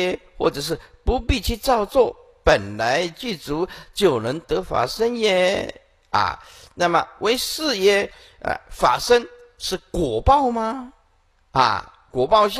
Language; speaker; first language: Chinese; native; Chinese